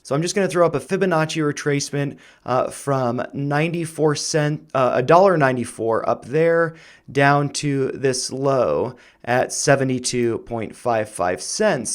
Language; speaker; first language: English; native; English